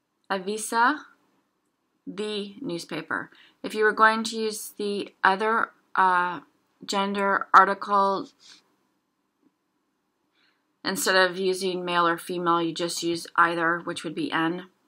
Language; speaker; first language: English; native; English